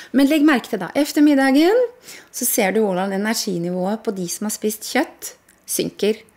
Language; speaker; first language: Norwegian; native; Norwegian